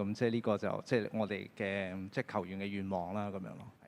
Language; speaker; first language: Cantonese; native; Cantonese